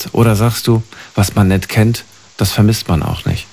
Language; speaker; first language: German; native; German